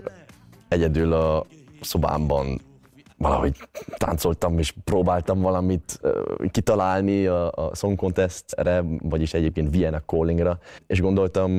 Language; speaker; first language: Hungarian; early bilingual, heritage; Hungarian